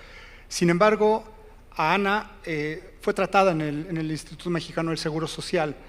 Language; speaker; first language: Spanish; native; Spanish